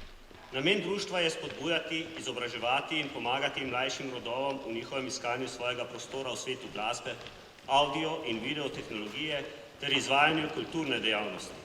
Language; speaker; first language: Slovenian; native; Slovenian